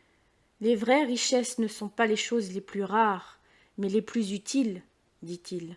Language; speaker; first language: French; native; French